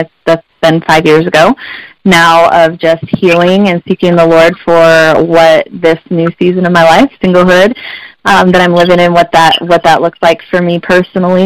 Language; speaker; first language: English; native; English